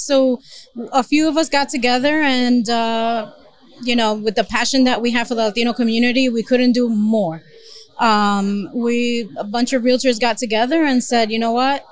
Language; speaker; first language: English; early bilingual, other home language; Spanish